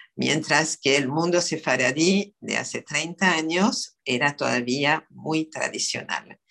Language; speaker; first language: Spanish; non-native, fluent; French